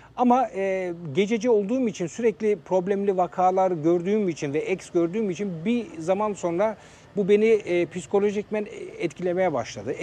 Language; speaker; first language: Turkish; early bilingual, heritage; Turkish